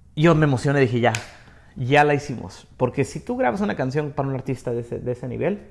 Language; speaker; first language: Spanish; native; Spanish